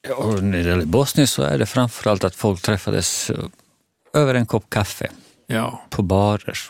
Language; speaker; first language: Swedish; non-native, fluent; Bosnian